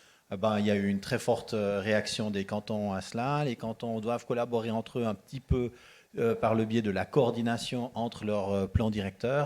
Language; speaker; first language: French; native; French